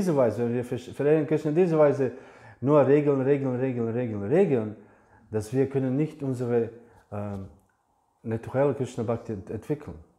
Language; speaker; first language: German; non-native, fluent; English